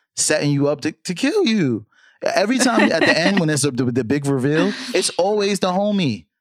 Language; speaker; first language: English; native; English